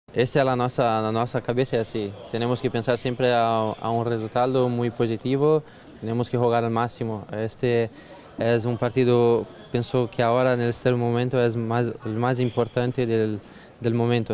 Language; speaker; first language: Spanish; non-native, fluent; Portuguese